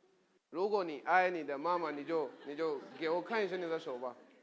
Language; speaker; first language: Chinese; non-native, fluent; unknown